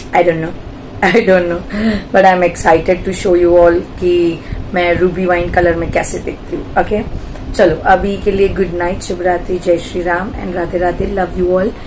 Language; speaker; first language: Hindi; native; Hindi